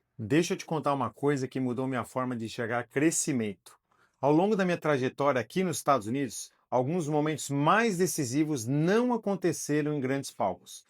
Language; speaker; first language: Portuguese; native; Portuguese